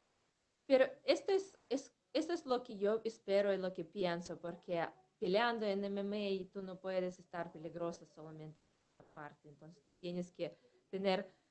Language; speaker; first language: Spanish; non-native, fluent; Russian